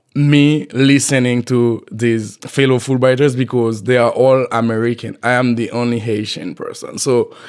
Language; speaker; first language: English; non-native, fluent; Haitian Creole